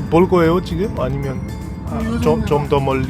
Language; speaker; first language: Korean; non-native, learner; English